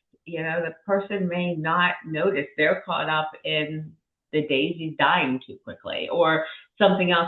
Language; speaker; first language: English; native; English